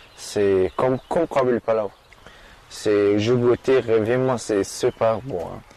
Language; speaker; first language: French; non-native, learner; Persian